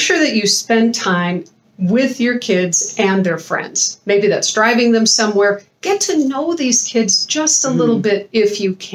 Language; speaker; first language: English; native; English